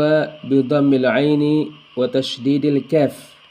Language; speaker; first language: Arabic; non-native, fluent; Indonesian